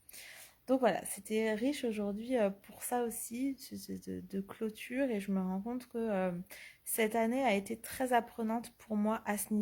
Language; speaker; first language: French; native; French